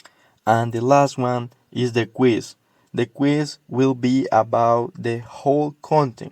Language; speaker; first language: English; non-native, learner; Spanish